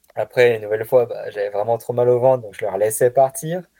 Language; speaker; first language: French; native; French